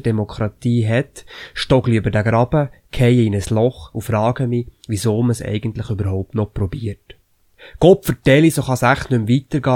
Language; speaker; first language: German; native; German